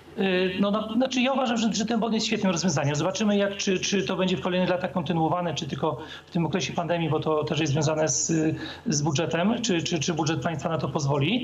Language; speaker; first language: Polish; native; Polish